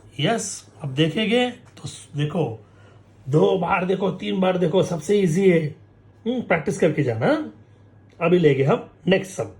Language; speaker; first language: Hindi; non-native, local second language; Marathi